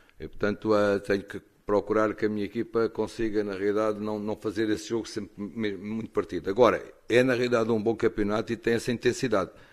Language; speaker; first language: Portuguese; native; Portuguese